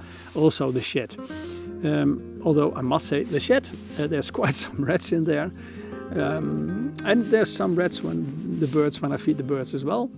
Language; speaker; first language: English; non-native, fluent; Dutch